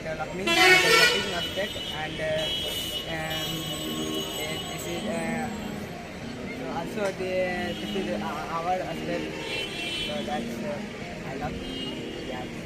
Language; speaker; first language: English; non-native, learner; Hindi